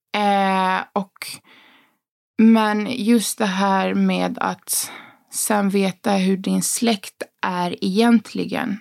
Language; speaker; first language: Swedish; early bilingual, other home language; Spanish